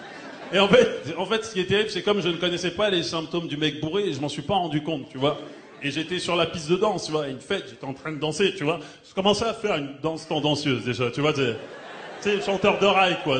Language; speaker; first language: French; early bilingual, other home language; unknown